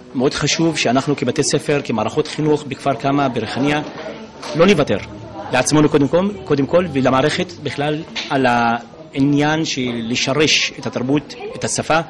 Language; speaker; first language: Hebrew; non-native, local second language; Adyghe